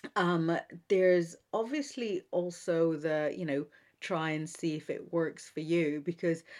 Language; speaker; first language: English; non-native, fluent; Hebrew